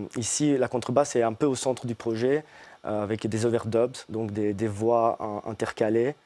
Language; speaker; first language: French; early bilingual, other home language; Italian